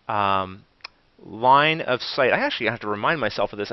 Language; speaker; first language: English; native; English